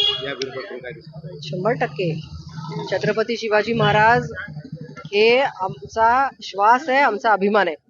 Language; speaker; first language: Marathi; native; Marathi